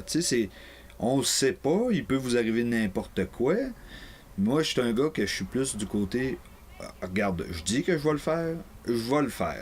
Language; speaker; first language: French; native; French